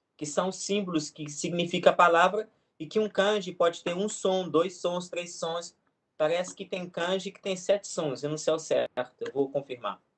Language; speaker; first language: Portuguese; non-native, local second language; Kabuverdianu